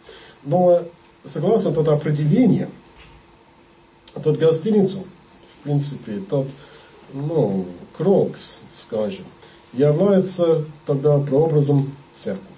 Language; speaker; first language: Russian; non-native, learner; English